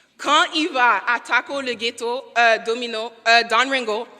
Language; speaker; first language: French; non-native, local second language; English